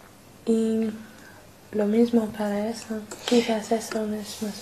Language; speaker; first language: Spanish; non-native, learner; English